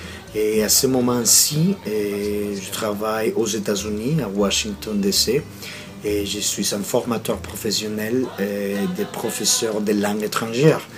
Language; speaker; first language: French; non-native, fluent; Spanish